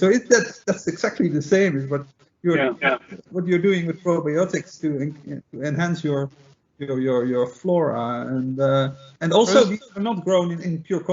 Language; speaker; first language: English; non-native, fluent; Dutch